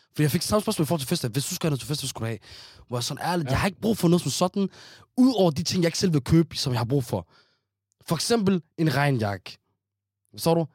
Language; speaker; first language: Danish; non-native, fluent; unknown